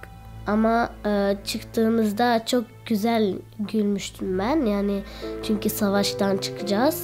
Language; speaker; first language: Turkish; early bilingual, other home language; Arabic